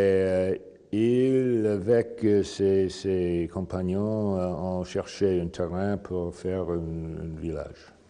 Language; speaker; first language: French; non-native, fluent; English